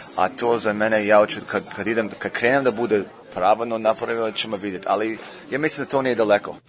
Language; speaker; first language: Croatian; early bilingual, heritage; Croatian